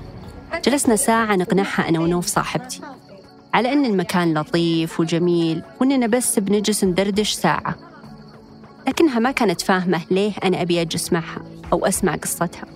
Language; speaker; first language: Arabic; native; Arabic